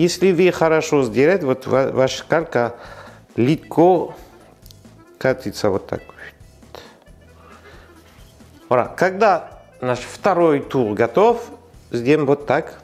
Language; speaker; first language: Russian; non-native, learner; French